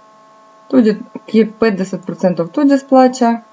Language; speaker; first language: Slovenian; non-native, fluent; Russian